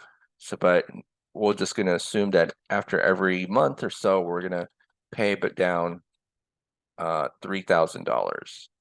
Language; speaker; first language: English; early bilingual, other home language; Korean